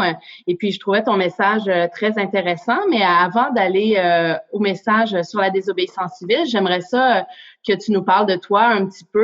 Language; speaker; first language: French; native; French